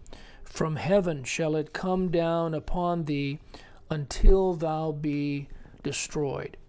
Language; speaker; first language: English; native; English